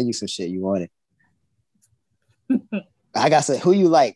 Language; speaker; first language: English; native; English